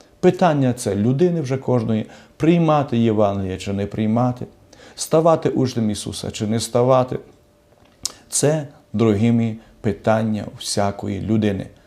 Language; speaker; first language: Ukrainian; native; Ukrainian